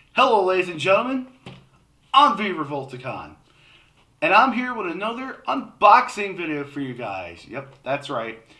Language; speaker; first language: English; native; English